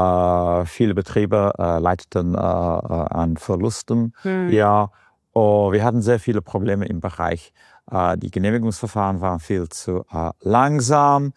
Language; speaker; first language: German; non-native, fluent; English